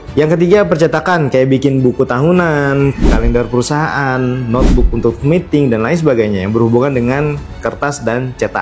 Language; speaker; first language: Indonesian; native; Indonesian